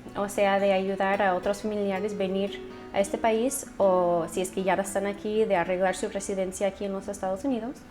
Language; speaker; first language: Spanish; non-native, fluent; English